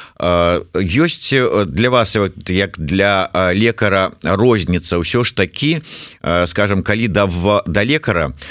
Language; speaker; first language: Belarusian; non-native, local second language; Russian